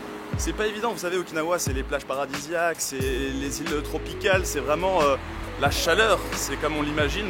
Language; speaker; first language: French; native; French